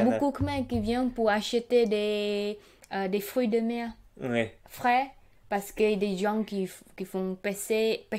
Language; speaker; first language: French; non-native, learner; Khmer